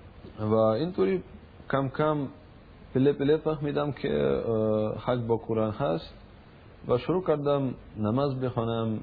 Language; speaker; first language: Persian; non-native, learner; Russian